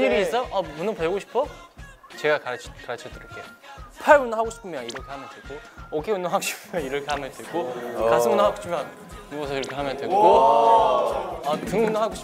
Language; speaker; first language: Korean; non-native, fluent; Chinese